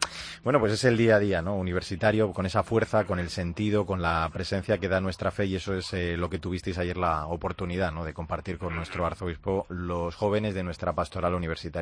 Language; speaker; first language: Spanish; native; Spanish